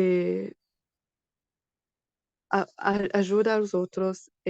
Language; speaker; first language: Portuguese; non-native, learner; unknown